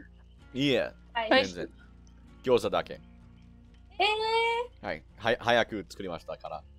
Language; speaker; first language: Japanese; non-native, learner; English